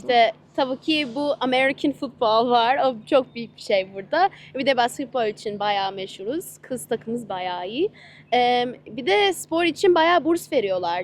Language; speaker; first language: Turkish; early bilingual, heritage; Turkish